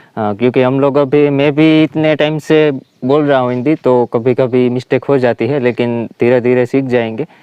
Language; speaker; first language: Hindi; non-native, local second language; Gujarati